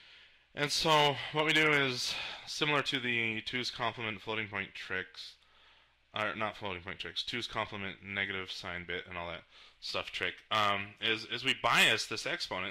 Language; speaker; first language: English; native; English